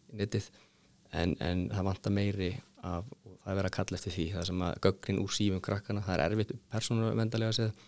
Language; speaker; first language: Icelandic; non-native, fluent; French